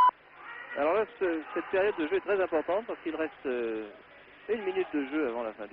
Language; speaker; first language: French; native; French